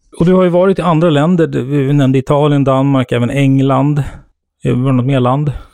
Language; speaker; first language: Swedish; native; Swedish